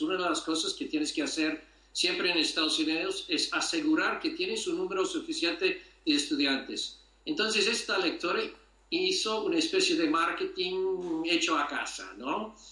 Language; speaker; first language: Spanish; non-native, fluent; English